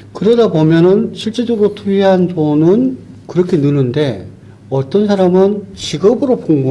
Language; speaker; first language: Korean; native; Korean